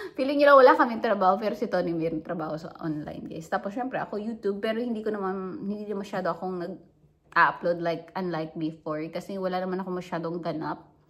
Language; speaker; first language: Filipino; non-native, local second language; Hiligaynon